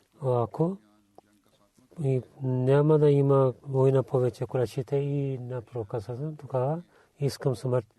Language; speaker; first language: Bulgarian; non-native, learner; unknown